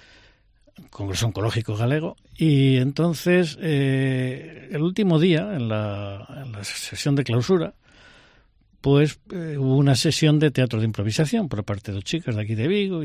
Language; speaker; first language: Spanish; native; Spanish